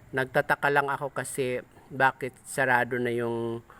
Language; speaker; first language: Filipino; non-native, local second language; Cebuano